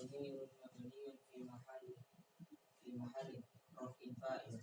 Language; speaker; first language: Arabic; non-native, learner; Indonesian